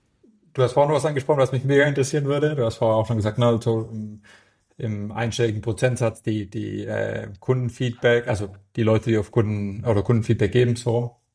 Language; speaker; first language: German; native; German